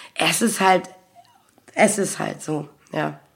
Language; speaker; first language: German; native; German